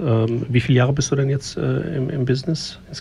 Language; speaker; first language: German; native; German